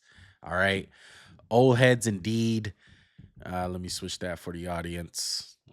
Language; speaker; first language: English; native; English